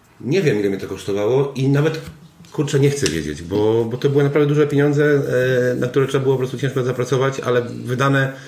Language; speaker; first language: Polish; native; Polish